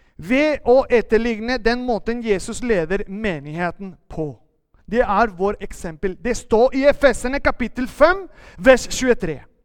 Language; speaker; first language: Norwegian; non-native, fluent; Spanish